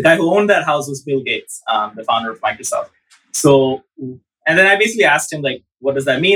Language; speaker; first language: English; non-native, local second language; Bangla